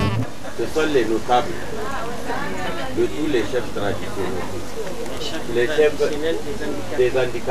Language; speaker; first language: French; non-native, local second language; Hausa